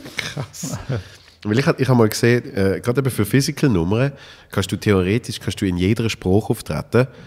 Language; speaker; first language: German; native; German